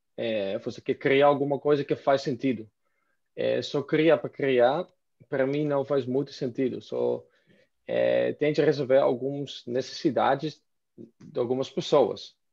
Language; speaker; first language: Portuguese; non-native, fluent; Dutch